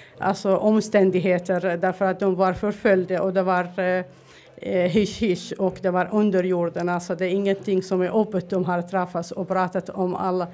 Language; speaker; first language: Swedish; non-native, fluent; Arabic